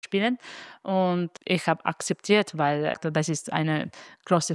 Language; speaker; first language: German; non-native, fluent; Italian